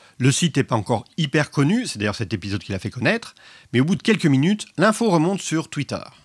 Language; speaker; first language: French; native; French